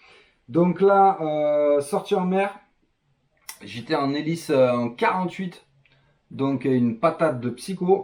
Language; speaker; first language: French; native; French